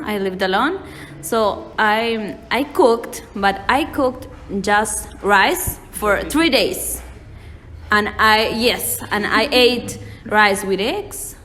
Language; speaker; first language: English; non-native, learner; Spanish